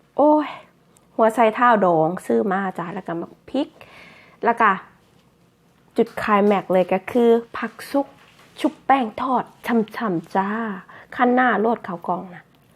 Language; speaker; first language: Thai; native; Thai